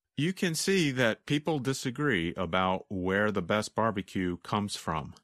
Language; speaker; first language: English; native; English